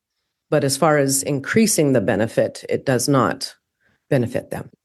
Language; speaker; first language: English; native; English